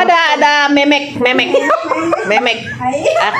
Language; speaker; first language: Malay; non-native, learner; Filipino